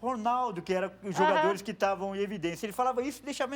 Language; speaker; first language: Portuguese; native; Portuguese